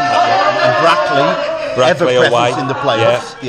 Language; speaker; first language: English; native; English